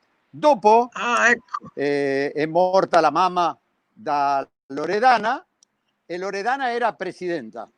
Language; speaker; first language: Italian; early bilingual, heritage; Spanish